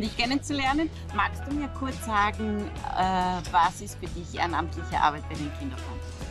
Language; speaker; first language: German; native; German